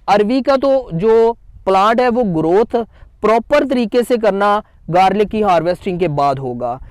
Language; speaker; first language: Urdu; native; Urdu